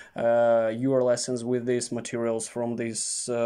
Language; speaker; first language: English; non-native, fluent; Russian